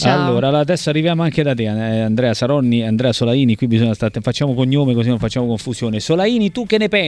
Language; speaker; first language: Italian; native; Italian